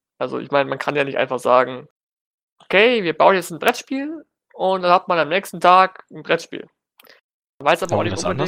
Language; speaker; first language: German; native; German